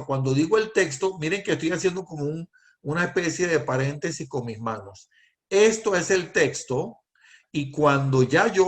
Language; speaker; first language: Spanish; native; Spanish